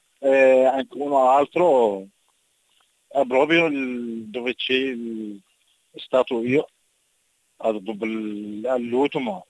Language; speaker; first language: Italian; non-native, learner; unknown